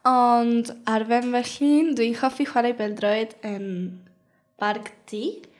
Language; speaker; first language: Welsh; non-native, learner; Spanish